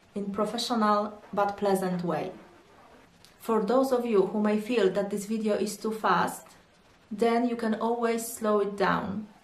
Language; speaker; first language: English; non-native, fluent; Polish